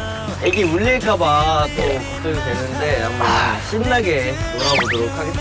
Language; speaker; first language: Korean; native; Korean